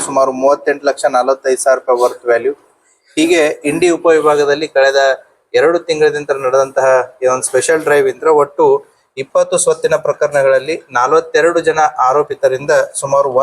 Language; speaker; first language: Kannada; native; Kannada